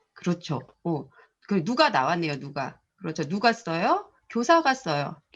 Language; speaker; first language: Korean; native; Korean